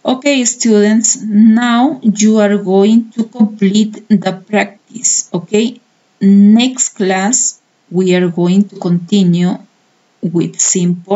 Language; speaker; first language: English; non-native, fluent; Spanish